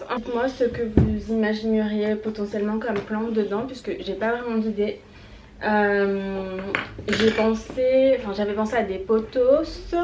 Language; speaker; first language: French; native; French